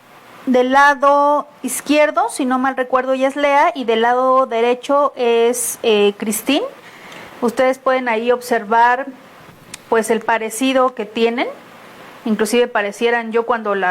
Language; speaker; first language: Spanish; native; Spanish